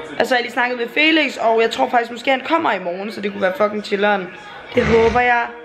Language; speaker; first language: Danish; native; Danish